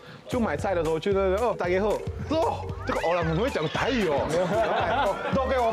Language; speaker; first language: Chinese; non-native, fluent; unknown